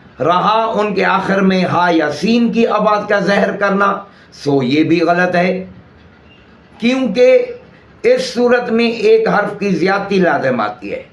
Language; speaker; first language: Urdu; native; Urdu